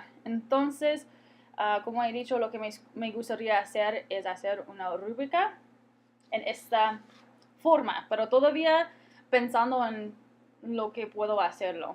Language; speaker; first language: Spanish; non-native, fluent; English